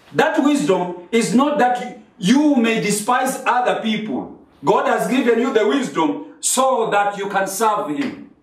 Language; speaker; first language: English; non-native, local second language; Swahili